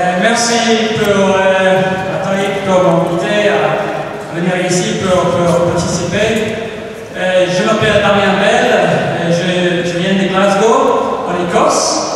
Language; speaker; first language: French; non-native, fluent; English